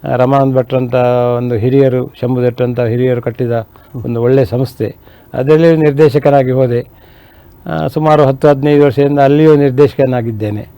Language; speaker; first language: Kannada; native; Kannada